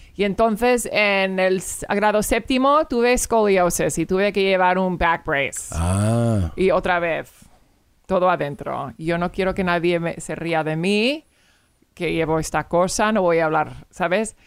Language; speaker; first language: Spanish; early bilingual, heritage; Spanish